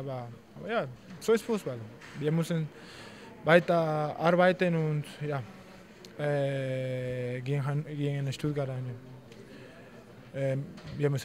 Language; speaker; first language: German; non-native, fluent; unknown